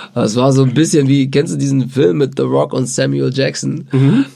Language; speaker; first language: German; native; German